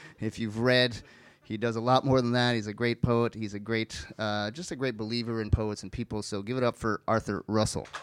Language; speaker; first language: English; native; English